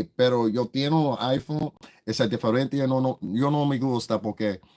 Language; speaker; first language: Spanish; non-native, learner; English